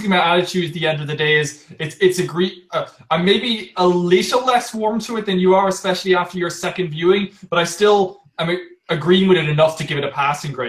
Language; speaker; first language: English; native; English